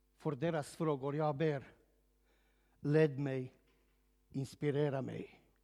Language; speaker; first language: Swedish; non-native, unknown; Serbian